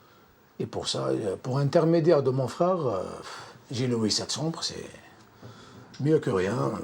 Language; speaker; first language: French; non-native, local second language; Arabic